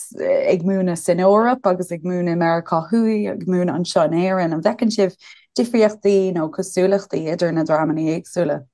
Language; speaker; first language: Irish; native; Irish